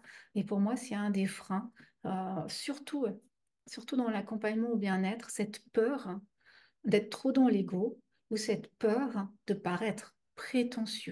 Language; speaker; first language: French; native; French